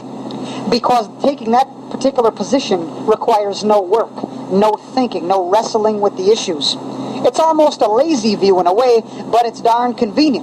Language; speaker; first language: English; native; English